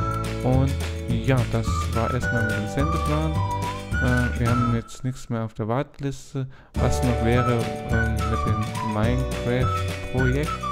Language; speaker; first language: German; native; German